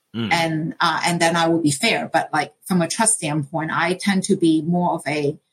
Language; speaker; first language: English; non-native, local second language; Cantonese